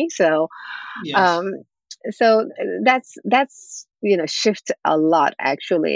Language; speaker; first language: English; non-native, fluent; Japanese